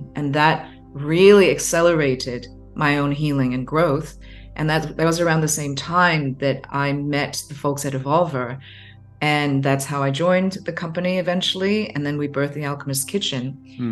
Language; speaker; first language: English; non-native, local second language; Cantonese